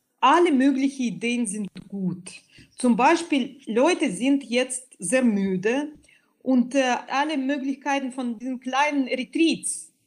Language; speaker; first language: German; non-native, fluent; Belarusian